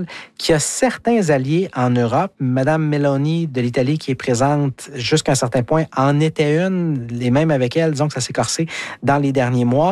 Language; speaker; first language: French; native; French